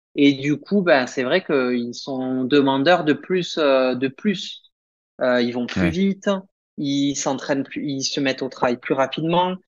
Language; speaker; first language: French; native; French